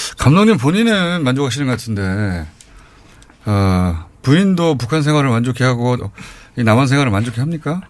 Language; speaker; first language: Korean; native; Korean